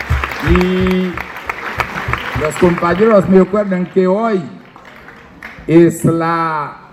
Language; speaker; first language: Spanish; non-native, fluent; Haitian Creole